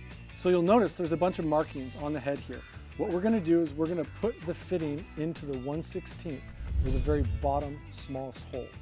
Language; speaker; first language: English; native; English